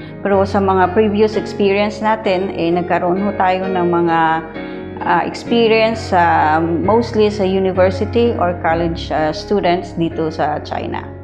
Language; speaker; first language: Filipino; non-native, local second language; Hiligaynon